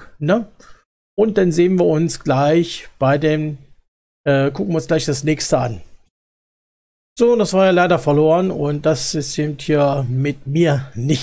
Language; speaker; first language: German; native; German